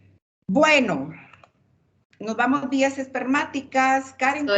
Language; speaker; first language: Spanish; native; Spanish